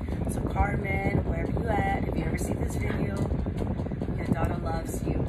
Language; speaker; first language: English; early bilingual, other home language; Spanish